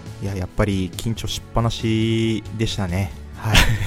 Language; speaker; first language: Japanese; early bilingual, other home language; Portuguese